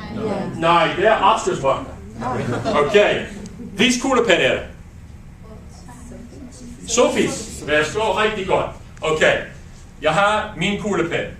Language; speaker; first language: Danish; non-native, learner; English